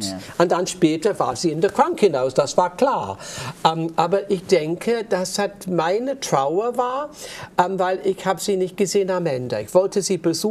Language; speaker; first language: German; non-native, fluent; English